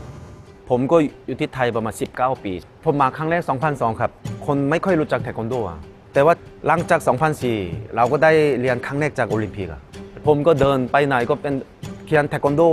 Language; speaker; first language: Thai; non-native, fluent; Korean